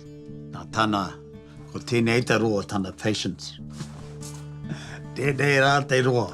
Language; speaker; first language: Māori; native; Māori